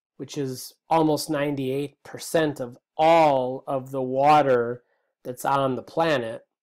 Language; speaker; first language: English; native; English